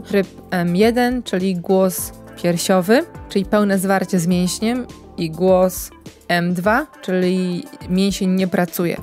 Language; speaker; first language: Polish; native; Polish